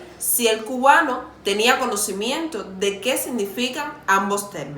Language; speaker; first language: Spanish; native; Spanish